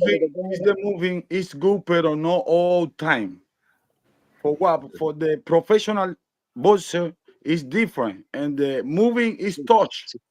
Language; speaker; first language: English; non-native, learner; Spanish